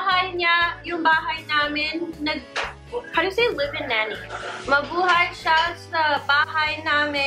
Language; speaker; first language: Filipino; early bilingual, heritage; English